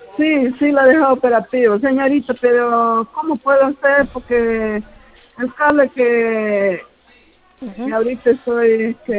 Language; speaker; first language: Spanish; non-native, local second language; Quechua